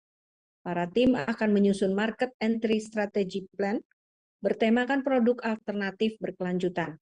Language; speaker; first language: Indonesian; native; Indonesian